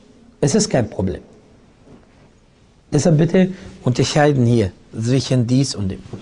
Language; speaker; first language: German; non-native, fluent; Arabic